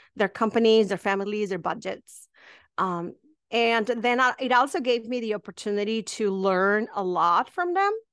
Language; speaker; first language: English; non-native, fluent; Spanish